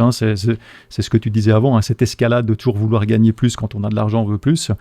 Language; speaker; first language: French; native; French